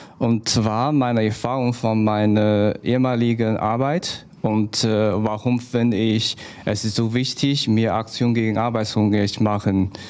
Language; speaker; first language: German; non-native, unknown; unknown